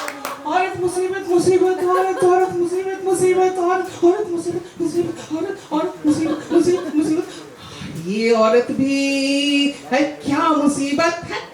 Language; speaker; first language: Hindi; non-native, local second language; Maithili